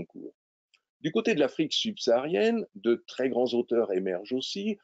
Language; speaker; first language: French; native; French